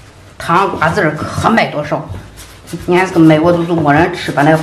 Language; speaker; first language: Chinese; native; Chinese